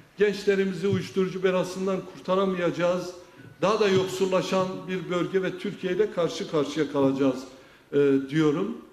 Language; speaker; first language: Turkish; non-native, local second language; Kurdish